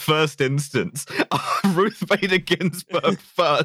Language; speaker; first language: English; native; English